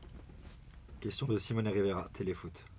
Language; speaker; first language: French; native; French